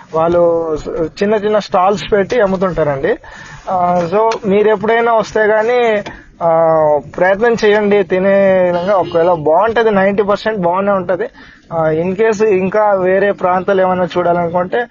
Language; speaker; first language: Telugu; non-native, local second language; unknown